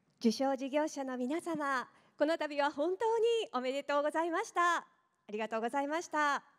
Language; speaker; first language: Japanese; native; Japanese